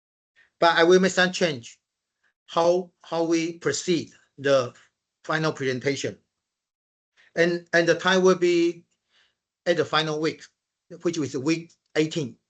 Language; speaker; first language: English; non-native, fluent; Chinese